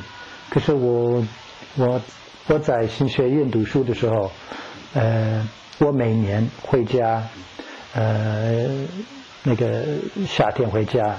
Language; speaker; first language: Chinese; non-native, fluent; English